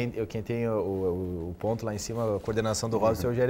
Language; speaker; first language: Portuguese; native; Portuguese